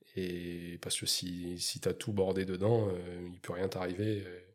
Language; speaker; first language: French; native; French